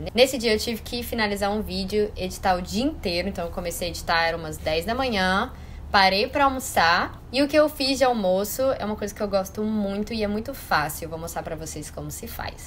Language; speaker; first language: Portuguese; native; Portuguese